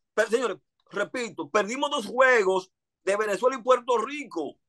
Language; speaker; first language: Spanish; native; Spanish